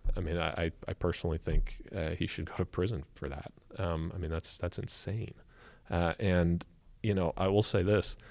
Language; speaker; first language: English; native; English